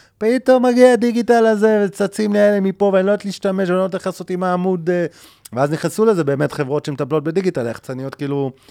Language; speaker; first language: Hebrew; native; Hebrew